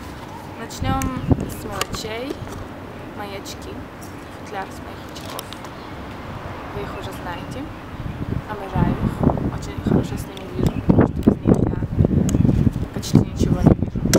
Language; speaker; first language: Russian; early bilingual, heritage; Russian